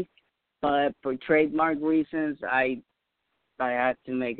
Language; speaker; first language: English; non-native, fluent; Spanish